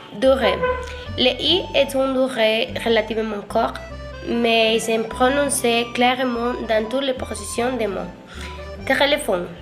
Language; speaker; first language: French; non-native, learner; Spanish